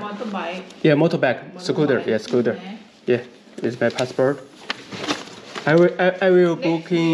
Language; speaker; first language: English; non-native, learner; Chinese